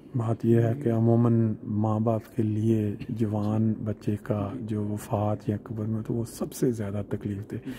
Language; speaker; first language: Urdu; non-native, local second language; Punjabi